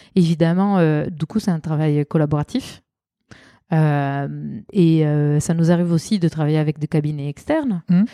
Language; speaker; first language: French; non-native, fluent; Italian